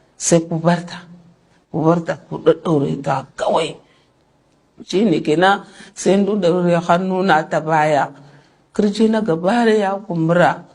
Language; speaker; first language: Hausa; non-native, local second language; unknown